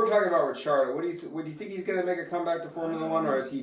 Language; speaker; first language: English; native; English